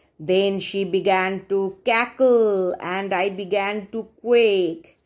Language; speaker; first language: English; non-native, local second language; Bangla